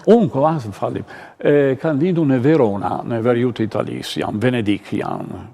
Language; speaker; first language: Albanian; non-native, fluent; Italian